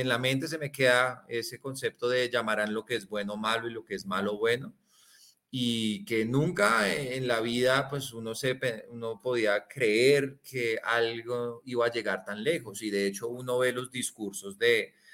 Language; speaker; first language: Spanish; native; Spanish